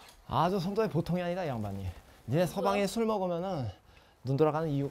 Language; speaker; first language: Korean; native; Korean